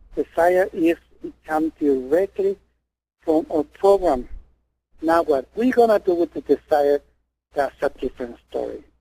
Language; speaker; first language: English; non-native, fluent; Spanish